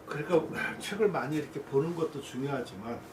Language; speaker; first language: Korean; native; Korean